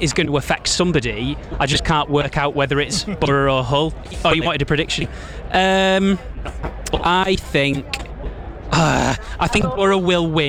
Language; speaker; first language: English; native; English